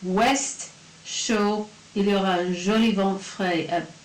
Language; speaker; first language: French; non-native, fluent; English